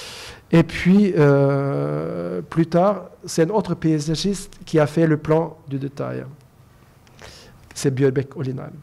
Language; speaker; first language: French; non-native, fluent; Norwegian